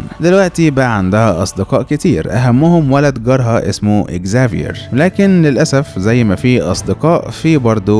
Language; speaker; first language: Arabic; native; Arabic